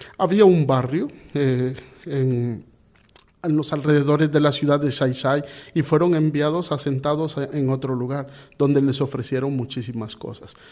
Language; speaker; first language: Spanish; native; Spanish